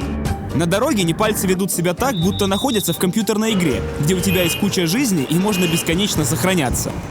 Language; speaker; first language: Russian; native; Russian